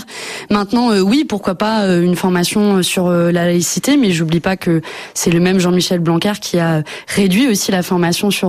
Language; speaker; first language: French; native; French